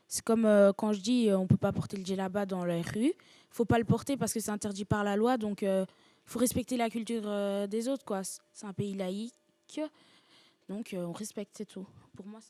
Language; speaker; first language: French; early bilingual, other home language; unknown